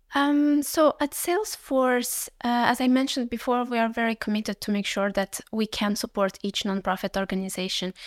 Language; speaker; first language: English; non-native, fluent; Uzbek